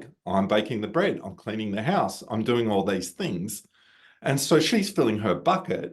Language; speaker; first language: English; native; English